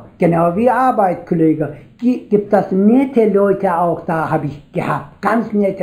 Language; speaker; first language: German; non-native, learner; Turkish